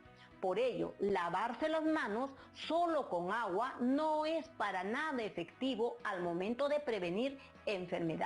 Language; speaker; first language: Spanish; native; Spanish